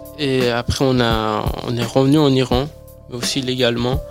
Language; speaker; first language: French; early bilingual, other home language; Persian